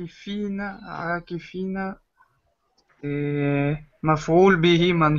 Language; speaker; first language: Arabic; non-native, learner; French